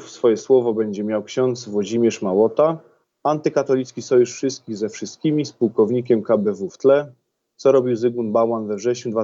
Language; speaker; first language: Polish; native; Polish